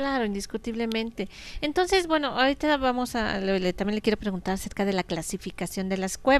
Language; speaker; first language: Spanish; native; Spanish